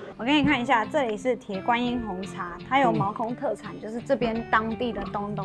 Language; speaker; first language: Chinese; native; Chinese